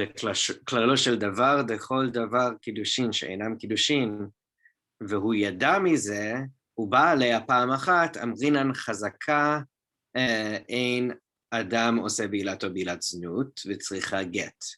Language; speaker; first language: Hebrew; non-native, fluent; English